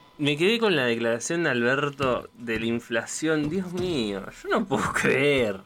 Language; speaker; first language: Spanish; native; Spanish